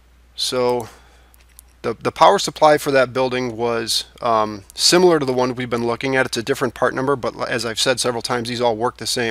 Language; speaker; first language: English; native; English